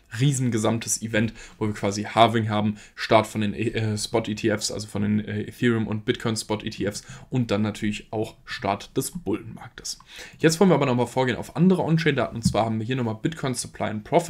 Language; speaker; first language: German; native; German